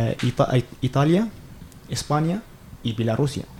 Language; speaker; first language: Spanish; non-native, learner; Arabic